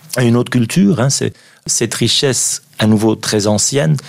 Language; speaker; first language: French; native; French